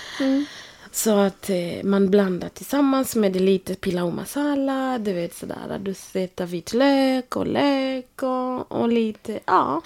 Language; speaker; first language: Swedish; non-native, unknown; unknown